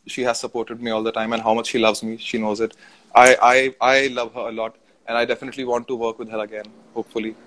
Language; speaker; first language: English; non-native, local second language; Hindi